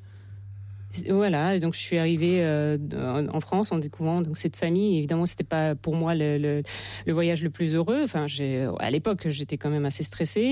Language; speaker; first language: French; non-native, fluent; Russian